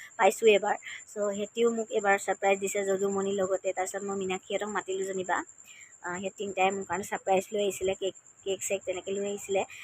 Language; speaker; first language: Assamese; native; Assamese